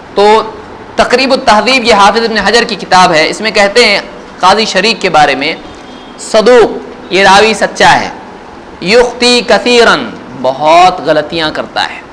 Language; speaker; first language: Urdu; native; Urdu